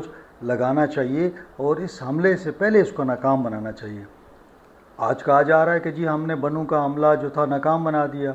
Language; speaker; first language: Urdu; native; Urdu